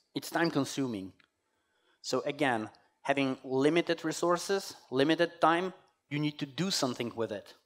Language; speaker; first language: English; non-native, fluent; Polish